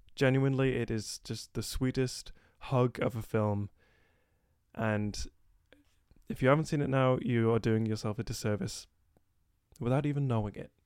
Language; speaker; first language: English; native; English